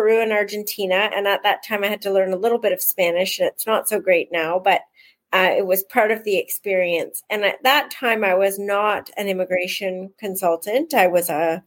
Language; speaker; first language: English; native; English